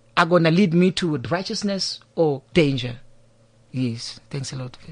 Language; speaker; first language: English; non-native, local second language; Zulu